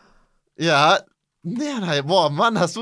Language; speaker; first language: German; native; German